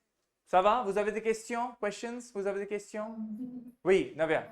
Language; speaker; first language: French; non-native, fluent; Hindi